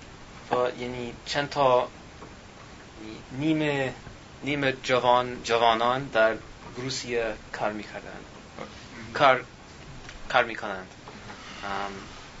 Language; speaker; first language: Persian; non-native, learner; English